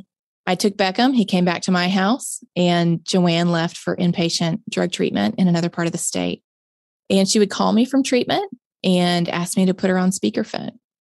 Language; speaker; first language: English; native; English